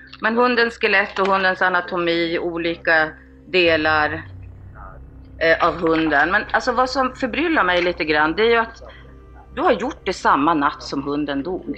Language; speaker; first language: Swedish; native; Swedish